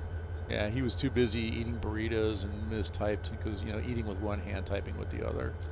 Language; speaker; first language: English; native; English